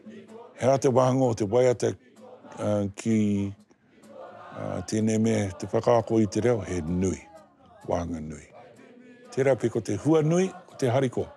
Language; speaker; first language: Māori; non-native, local second language; English